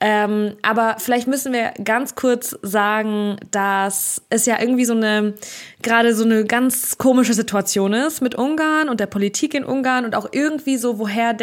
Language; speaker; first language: German; early bilingual, other home language; Russian